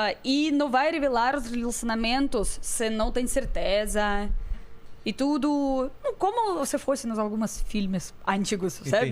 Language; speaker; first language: Portuguese; non-native, fluent; Russian